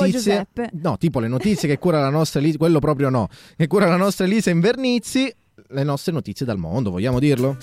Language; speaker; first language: Italian; native; Italian